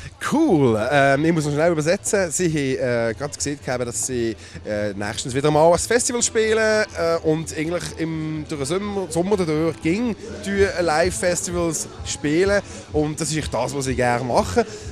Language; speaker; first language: German; native; German